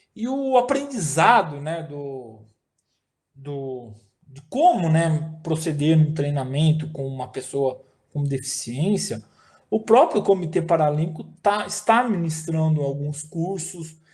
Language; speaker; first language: Portuguese; native; Portuguese